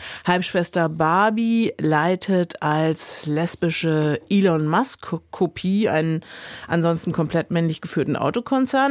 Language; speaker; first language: German; native; German